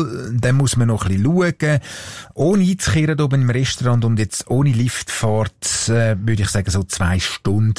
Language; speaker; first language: German; native; German